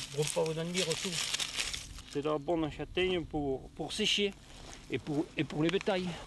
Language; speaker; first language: French; native; French